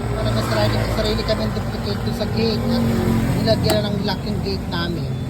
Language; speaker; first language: Filipino; non-native, local second language; Iloko